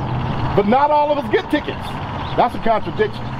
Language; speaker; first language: English; native; English